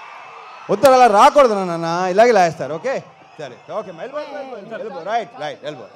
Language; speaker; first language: Telugu; native; Telugu